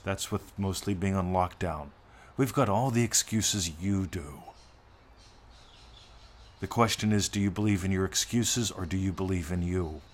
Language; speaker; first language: English; native; English